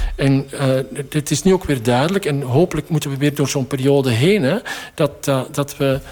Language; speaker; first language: Dutch; native; Dutch